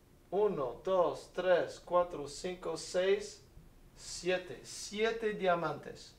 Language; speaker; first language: Spanish; non-native, fluent; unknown